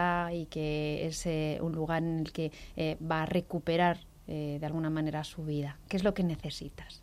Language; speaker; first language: Spanish; native; Spanish